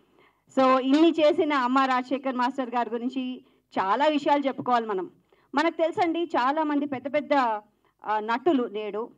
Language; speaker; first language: Telugu; native; Telugu